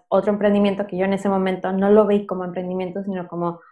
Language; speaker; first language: Spanish; native; Spanish